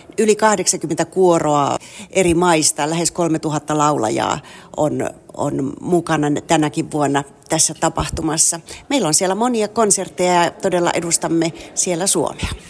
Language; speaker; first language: Finnish; native; Finnish